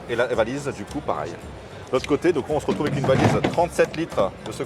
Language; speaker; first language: French; native; French